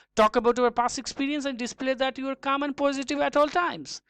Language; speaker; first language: English; non-native, local second language; Nepali